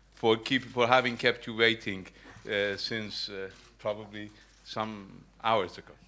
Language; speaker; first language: English; non-native, fluent; Persian